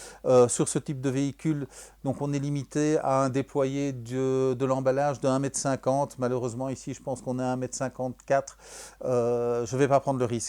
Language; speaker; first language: French; native; French